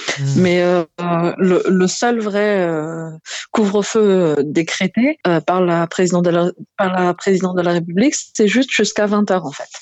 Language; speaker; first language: French; non-native, local second language; Malagasy